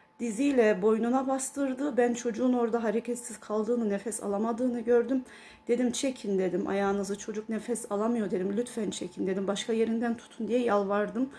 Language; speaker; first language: Turkish; early bilingual, heritage; Turkish